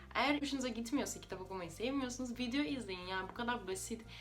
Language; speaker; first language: Turkish; non-native, fluent; Russian